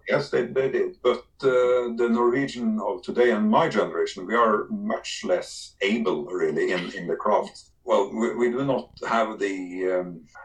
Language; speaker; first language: English; non-native, fluent; Norwegian